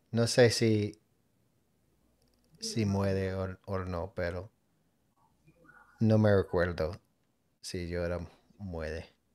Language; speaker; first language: Spanish; non-native, learner; English